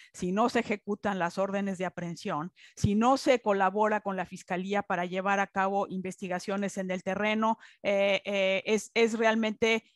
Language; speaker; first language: Spanish; native; Spanish